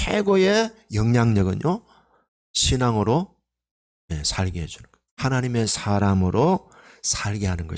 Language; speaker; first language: Korean; native; Korean